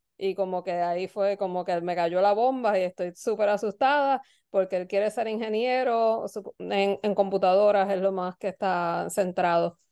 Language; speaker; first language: Spanish; native; Spanish